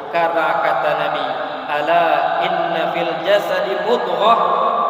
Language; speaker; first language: Indonesian; native; Indonesian